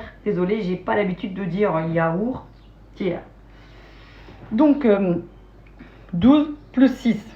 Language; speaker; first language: French; native; French